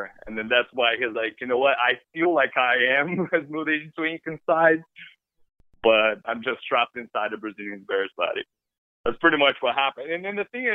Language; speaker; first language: English; non-native, fluent; Portuguese